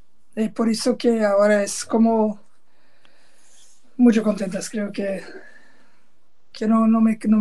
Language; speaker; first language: Spanish; non-native, learner; Portuguese